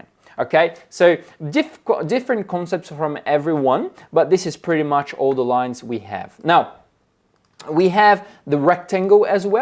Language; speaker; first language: English; non-native, fluent; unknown